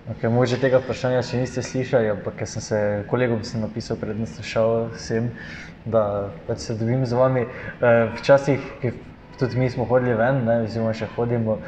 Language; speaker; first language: Slovenian; native; Slovenian